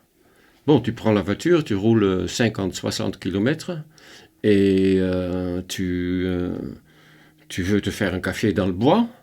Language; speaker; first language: French; non-native, fluent; Dutch